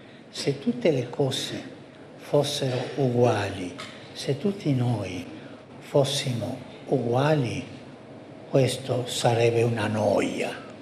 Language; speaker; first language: Italian; non-native, fluent; Spanish